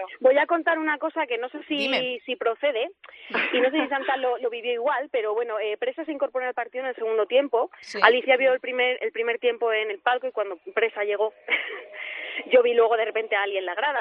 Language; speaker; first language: Spanish; native; Spanish